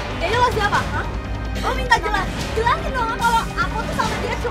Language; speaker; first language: Indonesian; native; Indonesian